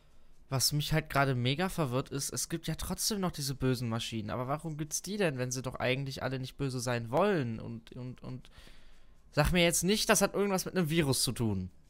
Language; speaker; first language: German; native; German